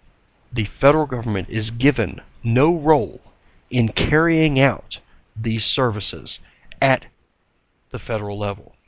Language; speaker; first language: English; native; English